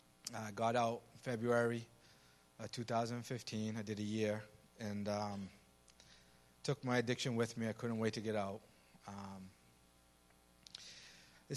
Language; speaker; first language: English; native; English